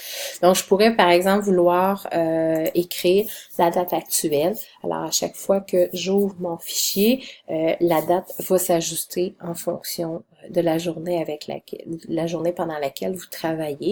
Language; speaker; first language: French; native; French